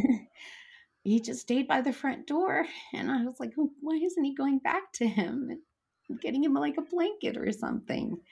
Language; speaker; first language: English; native; English